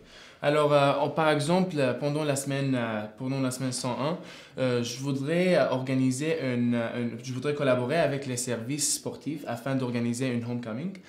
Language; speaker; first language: French; non-native, fluent; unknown